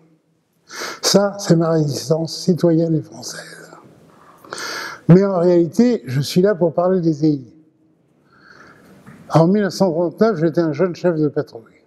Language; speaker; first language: French; early bilingual, other home language; Ladino